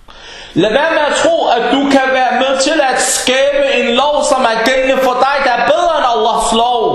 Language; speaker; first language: Danish; early bilingual, other home language; Arabic